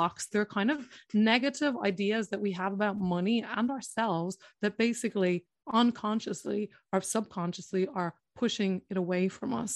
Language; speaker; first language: English; native; English